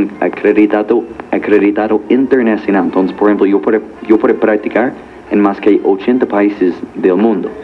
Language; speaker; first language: Spanish; non-native, fluent; English